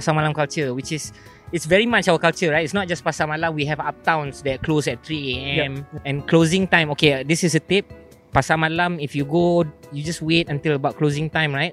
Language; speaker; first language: English; non-native, local second language; Malay